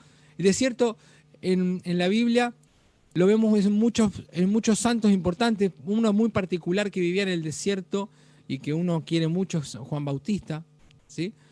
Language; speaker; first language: Spanish; native; Spanish